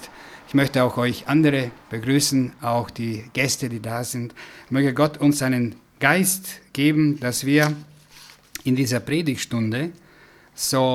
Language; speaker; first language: German; non-native, fluent; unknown